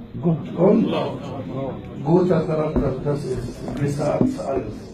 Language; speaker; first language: German; non-native, learner; Arabic